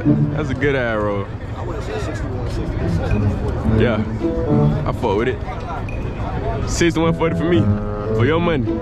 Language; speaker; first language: English; native; English